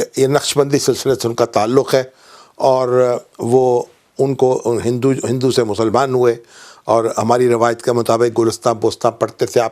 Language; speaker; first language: Urdu; non-native, local second language; Punjabi